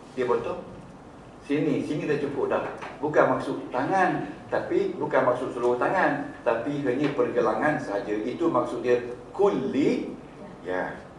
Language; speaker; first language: Malay; native; Malay